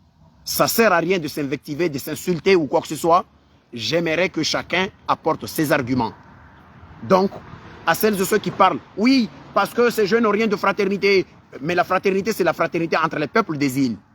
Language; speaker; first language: French; non-native, local second language; Comorian